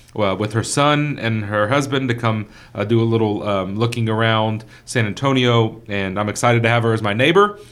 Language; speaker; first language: English; native; English